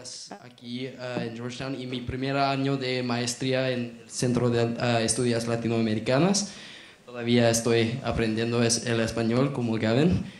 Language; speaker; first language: Spanish; non-native, learner; English